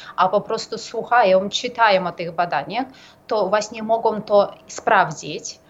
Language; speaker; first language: Polish; non-native, fluent; Ukrainian